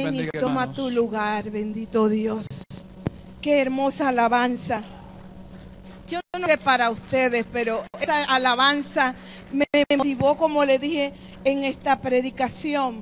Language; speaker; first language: Spanish; native; Spanish